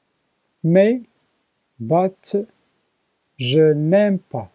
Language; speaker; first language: French; non-native, learner; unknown